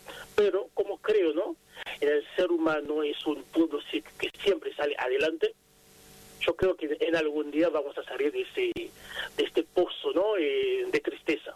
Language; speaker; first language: Spanish; non-native, fluent; Haitian Creole